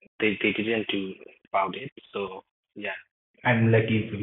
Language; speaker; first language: English; non-native, learner; Burmese